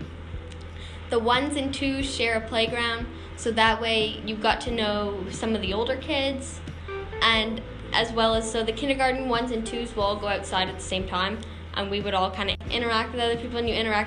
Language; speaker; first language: English; native; English